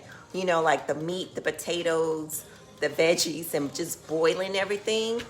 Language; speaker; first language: English; native; English